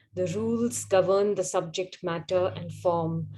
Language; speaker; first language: English; non-native, local second language; Marathi